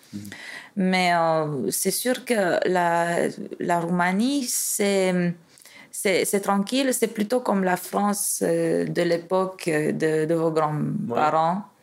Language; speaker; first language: French; non-native, fluent; Romanian